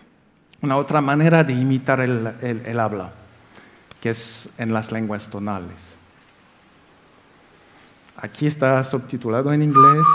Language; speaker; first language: Spanish; non-native, fluent; French